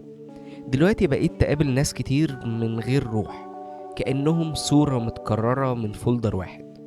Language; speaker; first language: Arabic; native; Arabic